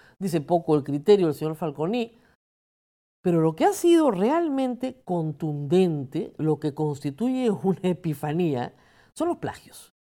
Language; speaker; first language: Spanish; native; Spanish